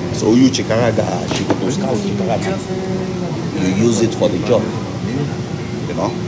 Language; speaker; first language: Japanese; non-native, learner; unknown